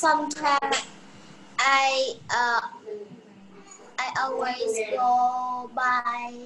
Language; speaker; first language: English; non-native, learner; Vietnamese